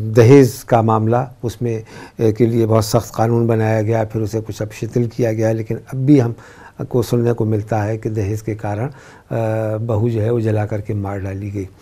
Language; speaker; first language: Hindi; native; Hindi